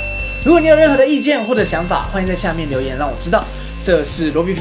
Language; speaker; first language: Chinese; native; Chinese